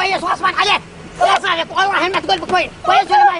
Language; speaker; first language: Arabic; native; Arabic